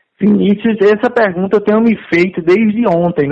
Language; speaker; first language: Portuguese; native; Portuguese